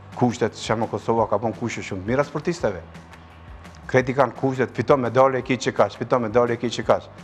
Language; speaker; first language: Albanian; native; Albanian